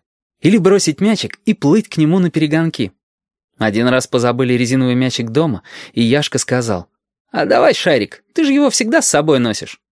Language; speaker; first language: Russian; native; Russian